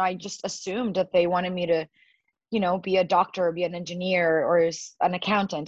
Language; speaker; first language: English; early bilingual, other home language; Spanish